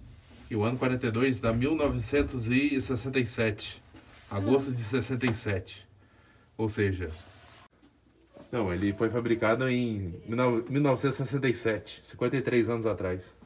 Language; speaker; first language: Portuguese; native; Portuguese